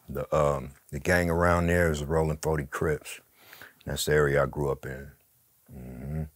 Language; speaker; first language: English; native; English